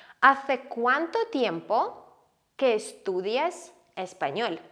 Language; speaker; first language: Spanish; non-native, fluent; Ukrainian